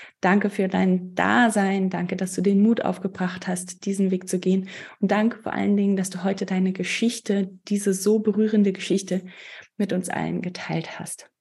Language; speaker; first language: German; native; German